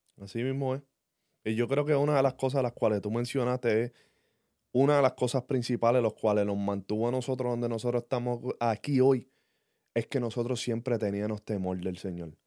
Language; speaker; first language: Spanish; early bilingual, heritage; English